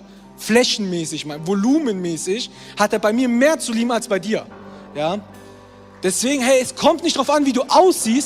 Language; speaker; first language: German; native; German